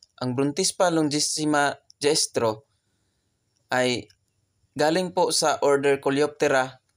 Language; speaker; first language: Filipino; non-native, local second language; Cebuano